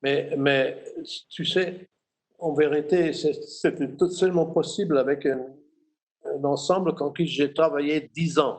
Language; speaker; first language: French; non-native, fluent; German